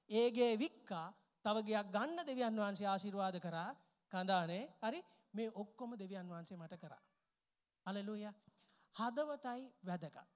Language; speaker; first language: Sinhala; non-native, local second language; Tamil